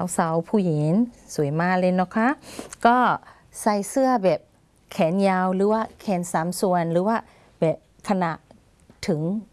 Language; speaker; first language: Thai; non-native, fluent; Burmese